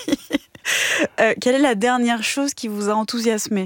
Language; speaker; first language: French; native; French